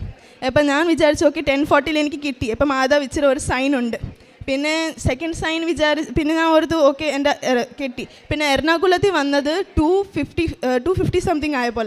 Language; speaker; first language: Malayalam; early bilingual, heritage; Malayalam